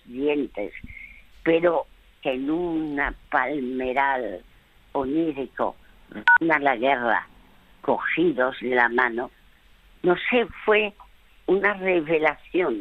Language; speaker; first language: Spanish; non-native, fluent; French